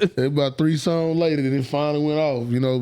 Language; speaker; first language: English; native; English